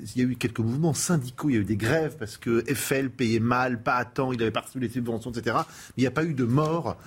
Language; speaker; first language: French; non-native, fluent; English